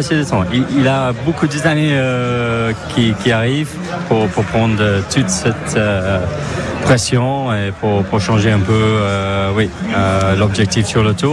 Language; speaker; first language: French; non-native, fluent; English